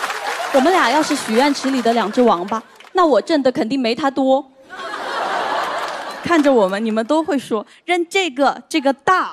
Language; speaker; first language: Chinese; native; Chinese